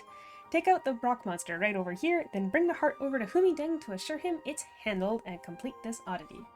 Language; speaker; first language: English; native; English